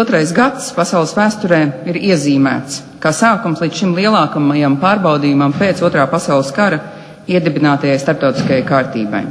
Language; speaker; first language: Latvian; native; Latvian